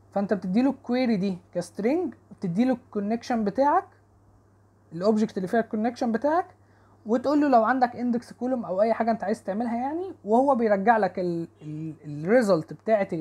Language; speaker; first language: Arabic; native; Arabic